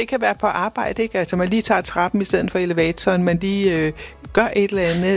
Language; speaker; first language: Danish; native; Danish